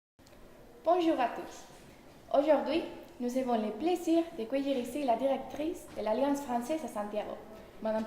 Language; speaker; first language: French; non-native, learner; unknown